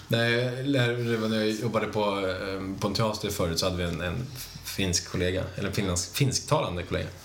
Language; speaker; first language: Swedish; native; Swedish